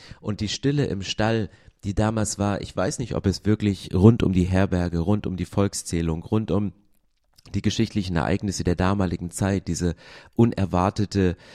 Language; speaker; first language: German; native; German